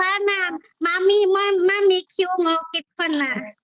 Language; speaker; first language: Cantonese; non-native, learner; Indonesian